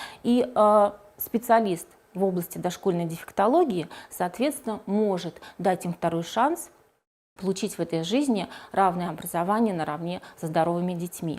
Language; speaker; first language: Russian; native; Russian